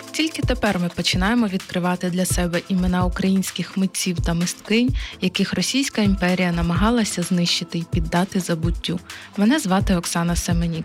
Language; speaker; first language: Ukrainian; native; Ukrainian